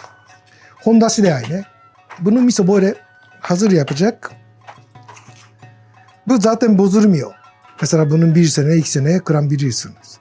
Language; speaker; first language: Turkish; non-native, learner; Japanese